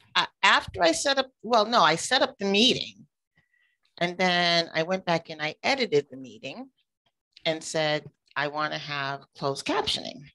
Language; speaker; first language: English; native; English